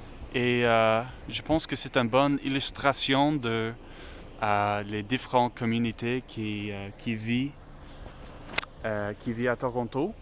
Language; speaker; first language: French; non-native, learner; English